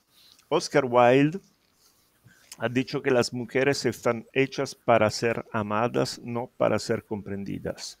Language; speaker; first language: Spanish; non-native, fluent; Italian